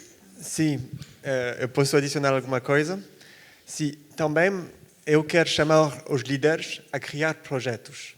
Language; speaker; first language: Portuguese; non-native, fluent; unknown